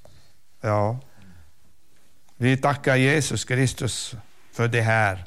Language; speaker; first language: Swedish; non-native, fluent; Arabic